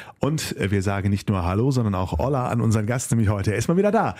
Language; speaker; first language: German; native; German